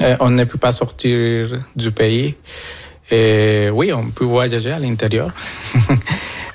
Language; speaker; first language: French; non-native, fluent; Spanish